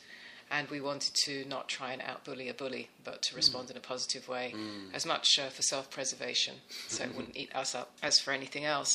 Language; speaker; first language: English; native; English